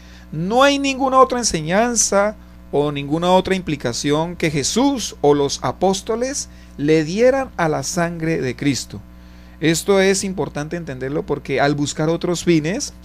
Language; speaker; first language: Spanish; native; Spanish